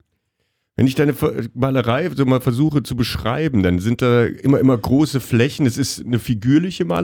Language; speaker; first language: German; native; German